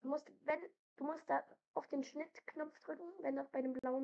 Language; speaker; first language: German; native; German